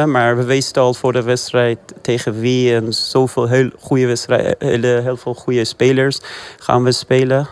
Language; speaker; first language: Dutch; non-native, fluent; Persian